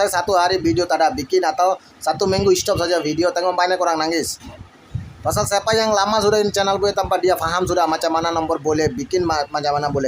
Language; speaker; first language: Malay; non-native, fluent; Bangla